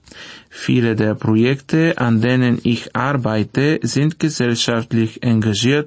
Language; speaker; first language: German; non-native, fluent; Bulgarian